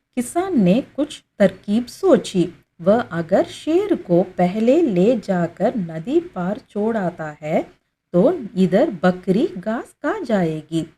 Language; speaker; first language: Hindi; non-native, local second language; Tamil